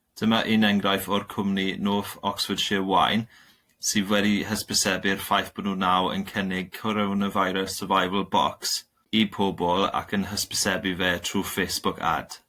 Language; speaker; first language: Welsh; non-native, local second language; English